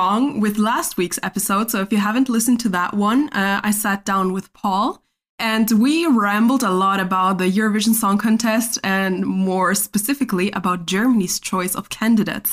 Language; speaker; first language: English; non-native, fluent; Spanish